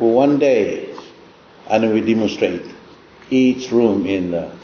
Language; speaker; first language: English; non-native, local second language; Cebuano